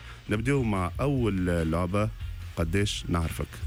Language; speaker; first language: Arabic; native; Arabic